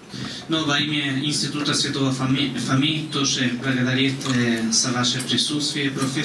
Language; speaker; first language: Russian; non-native, fluent; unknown